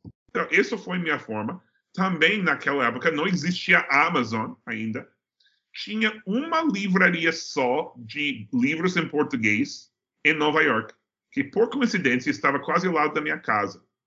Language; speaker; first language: Portuguese; non-native, fluent; English